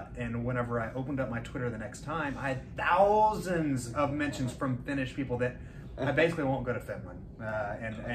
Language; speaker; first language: English; native; English